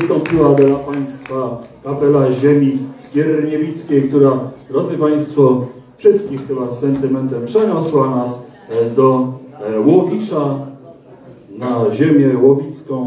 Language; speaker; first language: Polish; native; Polish